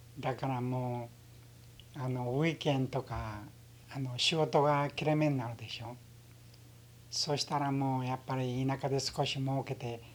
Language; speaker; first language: Japanese; early bilingual, heritage; Japanese